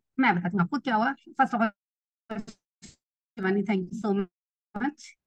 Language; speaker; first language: Hindi; native; Hindi